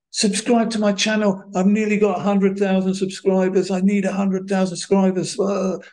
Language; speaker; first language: English; native; English